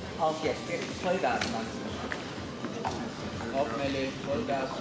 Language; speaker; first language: German; native; German